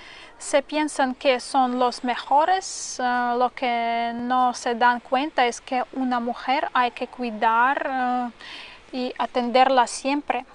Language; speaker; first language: Spanish; non-native, fluent; Russian